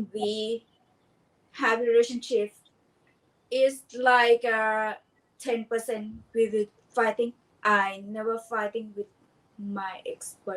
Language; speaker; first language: English; non-native, learner; Thai